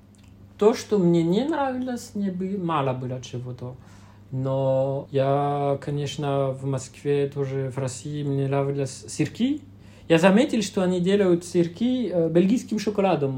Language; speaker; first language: Russian; non-native, fluent; French